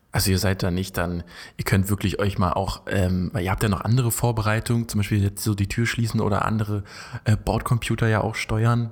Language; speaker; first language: German; native; German